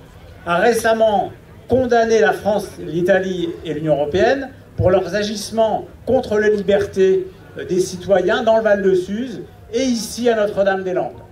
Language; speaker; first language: French; native; French